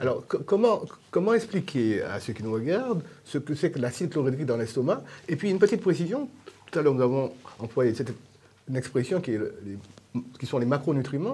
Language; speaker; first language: French; native; French